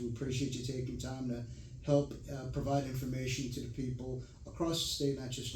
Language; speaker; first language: English; native; English